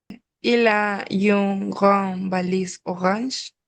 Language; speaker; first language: French; non-native, learner; Spanish